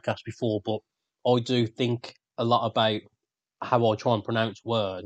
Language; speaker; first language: English; native; English